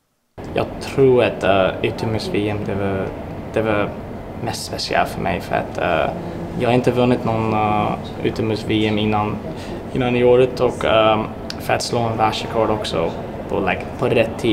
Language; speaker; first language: Swedish; early bilingual, heritage; English